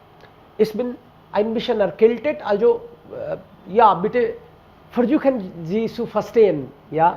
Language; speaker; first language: German; non-native, fluent; Hindi